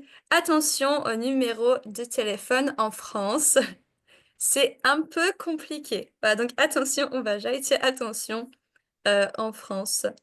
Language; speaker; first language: French; non-native, fluent; Polish